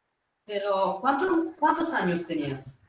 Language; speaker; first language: Spanish; non-native, fluent; Italian